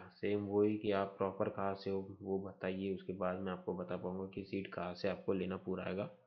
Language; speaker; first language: Hindi; non-native, local second language; Marathi